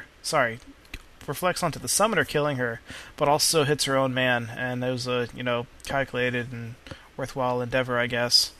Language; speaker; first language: English; native; English